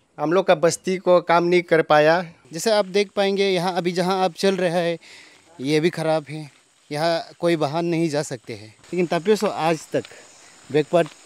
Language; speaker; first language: Hindi; non-native, local second language; Nyishi